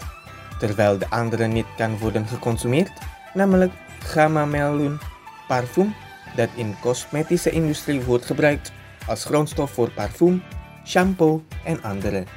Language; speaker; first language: Dutch; non-native, fluent; Indonesian